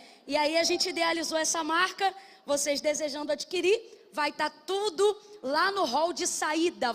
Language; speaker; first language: Portuguese; native; Portuguese